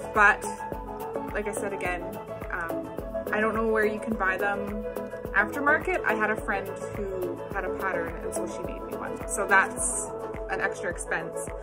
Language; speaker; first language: English; native; English